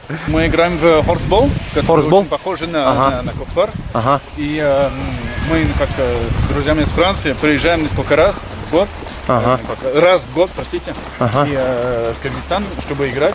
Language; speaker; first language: Russian; non-native, learner; French